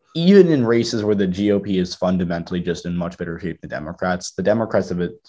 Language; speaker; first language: English; native; English